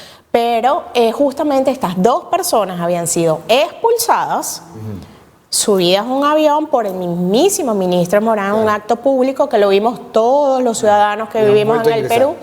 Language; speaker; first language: Spanish; native; Spanish